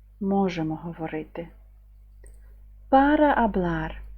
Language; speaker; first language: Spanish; non-native, fluent; Ukrainian